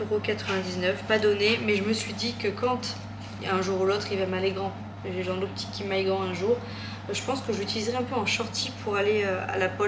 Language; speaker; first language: French; native; French